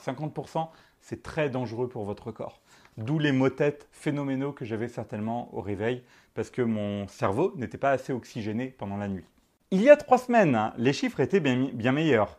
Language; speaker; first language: French; native; French